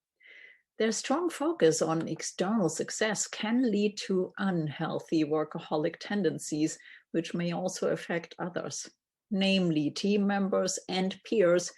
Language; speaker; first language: English; non-native, fluent; German